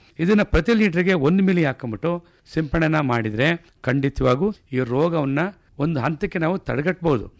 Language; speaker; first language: Kannada; native; Kannada